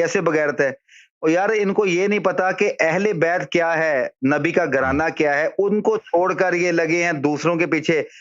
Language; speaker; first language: Urdu; non-native, local second language; Punjabi